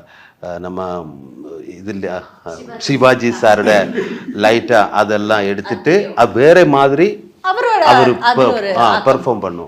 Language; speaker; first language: Tamil; non-native, learner; Malayalam